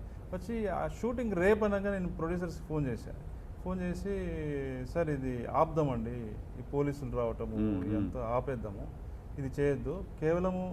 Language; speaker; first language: Telugu; native; Telugu